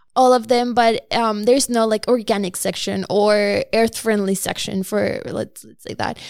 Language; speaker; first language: English; non-native, fluent; Spanish